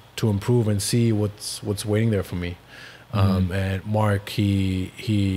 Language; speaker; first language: English; non-native, fluent; German